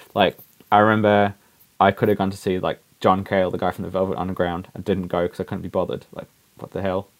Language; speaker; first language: English; native; English